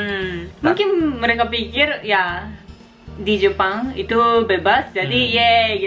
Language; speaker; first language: Indonesian; non-native, learner; Japanese